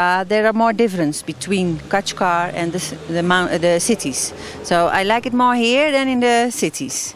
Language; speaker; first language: English; non-native, learner; Dutch